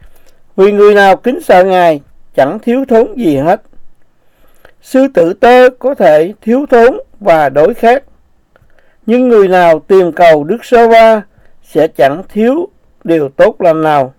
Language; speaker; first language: Vietnamese; native; Vietnamese